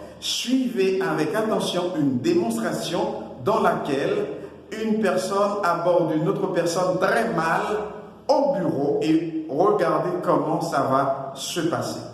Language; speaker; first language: French; non-native, local second language; Haitian Creole